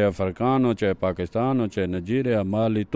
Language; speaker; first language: Italian; non-native, learner; Spanish